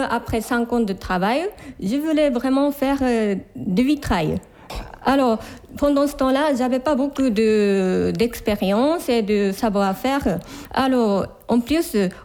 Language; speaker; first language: French; non-native, fluent; Japanese